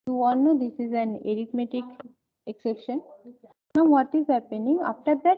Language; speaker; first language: English; non-native, local second language; Bangla